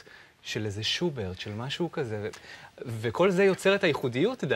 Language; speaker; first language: Hebrew; native; Hebrew